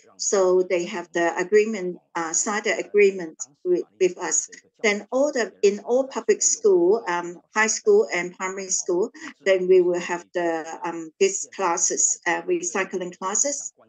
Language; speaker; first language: English; non-native, learner; Chinese